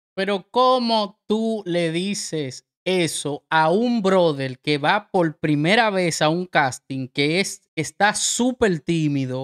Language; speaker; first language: Spanish; native; Spanish